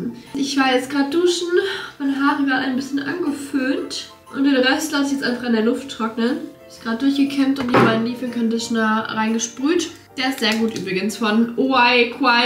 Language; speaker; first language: German; native; German